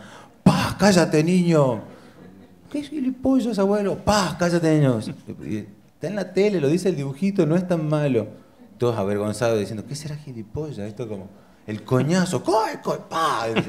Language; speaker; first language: Spanish; native; Spanish